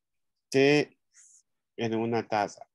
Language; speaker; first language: Spanish; non-native, learner; English